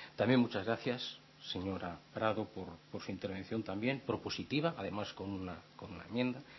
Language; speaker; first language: Spanish; non-native, local second language; Galician